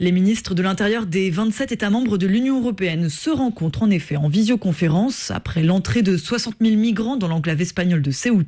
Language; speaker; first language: French; native; French